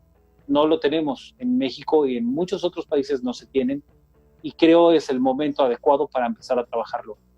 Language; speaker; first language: Spanish; native; Spanish